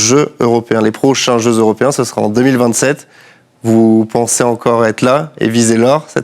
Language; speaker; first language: French; native; French